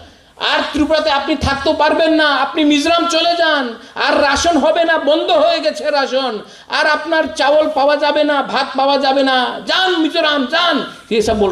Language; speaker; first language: Bangla; non-native, local second language; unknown